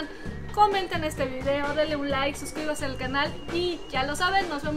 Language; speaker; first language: Spanish; native; Spanish